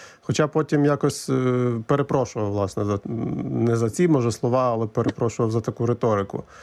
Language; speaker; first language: Ukrainian; native; Ukrainian